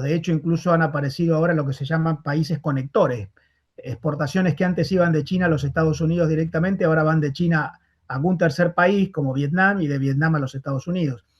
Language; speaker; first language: Spanish; native; Spanish